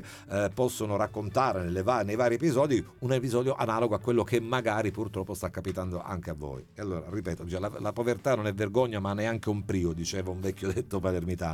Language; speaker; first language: Italian; native; Italian